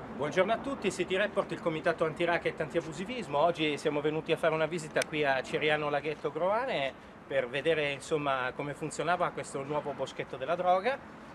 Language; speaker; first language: Italian; native; Italian